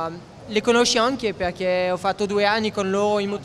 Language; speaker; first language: Italian; non-native, fluent; French